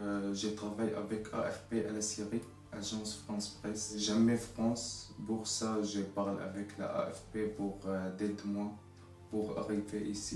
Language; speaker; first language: French; non-native, learner; Arabic